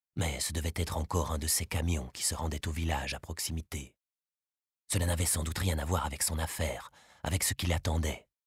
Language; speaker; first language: French; native; French